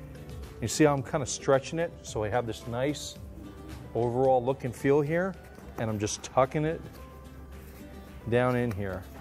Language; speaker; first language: English; native; English